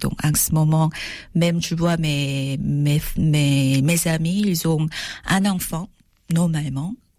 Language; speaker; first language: French; non-native, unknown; Korean